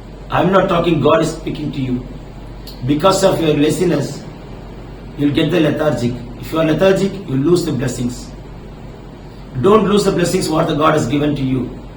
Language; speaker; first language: English; non-native, local second language; Tamil